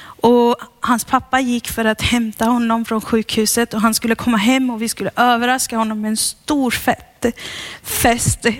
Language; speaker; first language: Swedish; early bilingual, heritage; Swedish